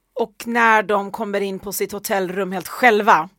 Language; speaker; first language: Swedish; early bilingual, other home language; Persian